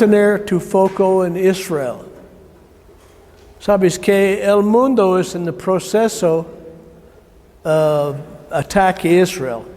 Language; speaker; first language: Spanish; non-native, learner; English